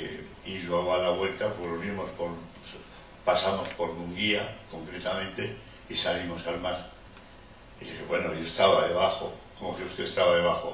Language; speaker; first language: Spanish; non-native, local second language; Basque